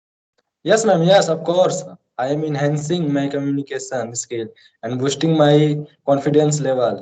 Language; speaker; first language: English; non-native, learner; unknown